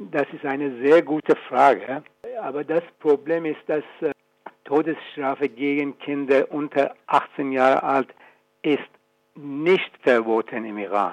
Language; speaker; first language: German; non-native, fluent; Persian